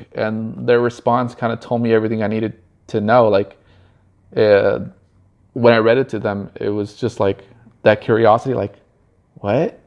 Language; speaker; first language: English; early bilingual, other home language; Spanish